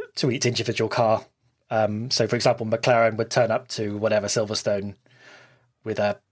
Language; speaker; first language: English; native; English